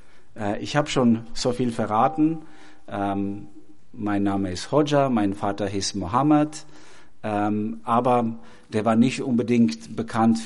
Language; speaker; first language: German; non-native, fluent; Albanian